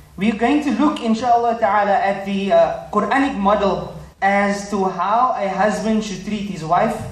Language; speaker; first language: English; native; English